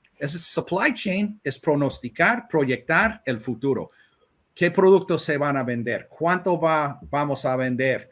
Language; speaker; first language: Spanish; non-native, fluent; English